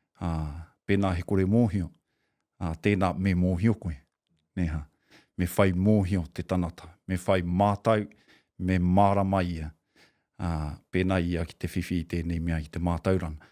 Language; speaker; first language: Māori; native; Māori